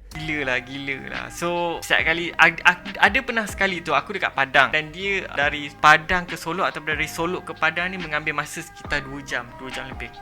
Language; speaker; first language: Malay; native; Malay